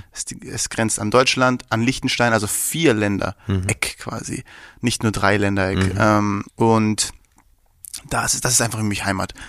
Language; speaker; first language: German; early bilingual, other home language; Persian